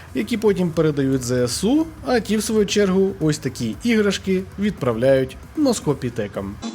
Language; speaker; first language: Ukrainian; native; Ukrainian